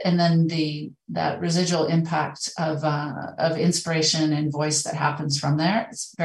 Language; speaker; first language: English; native; English